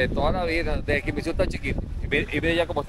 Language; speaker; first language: Spanish; native; Spanish